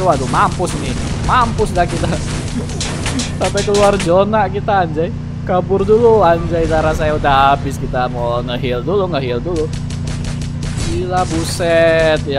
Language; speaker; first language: Indonesian; native; Indonesian